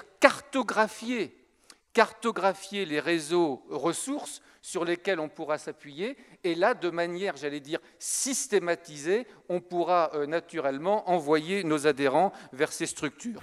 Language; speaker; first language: French; native; French